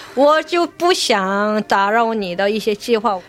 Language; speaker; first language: Chinese; non-native, fluent; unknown